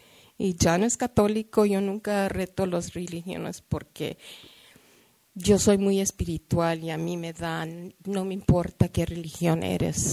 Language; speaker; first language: Spanish; early bilingual, heritage; Spanish